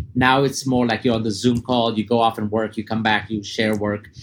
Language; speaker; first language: English; early bilingual, other home language; Arabic